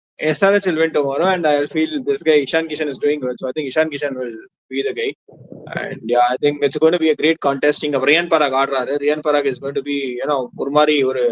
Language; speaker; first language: English; non-native, local second language; Tamil